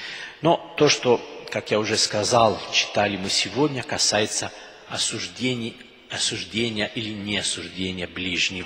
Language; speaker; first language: Russian; non-native, fluent; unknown